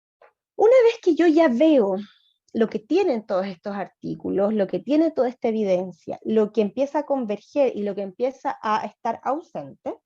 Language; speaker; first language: Spanish; native; Spanish